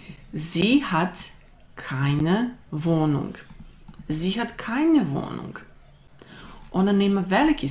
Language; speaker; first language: German; non-native, fluent; Croatian